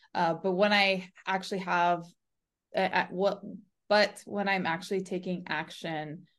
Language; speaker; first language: English; early bilingual, other home language; Urdu